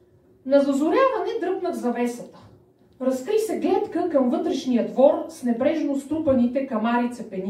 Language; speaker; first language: Bulgarian; native; Bulgarian